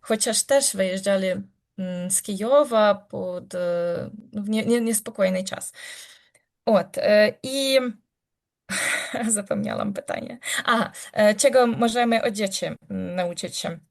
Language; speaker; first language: Polish; non-native, learner; Ukrainian